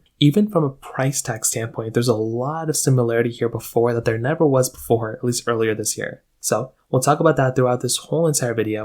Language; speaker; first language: English; native; English